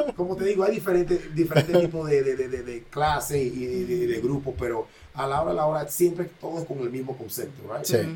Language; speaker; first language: English; non-native, fluent; Spanish